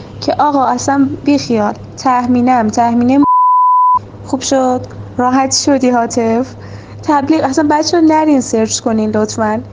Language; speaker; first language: Persian; native; Persian